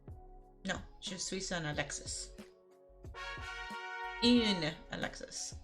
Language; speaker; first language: French; non-native, learner; English